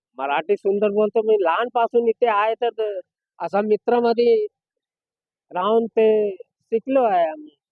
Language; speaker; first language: Marathi; non-native, local second language; Hindi